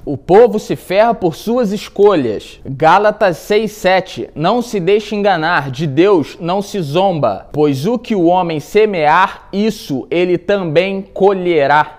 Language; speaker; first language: Portuguese; native; Portuguese